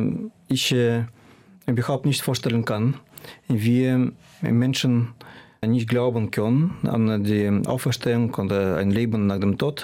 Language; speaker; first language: German; non-native, fluent; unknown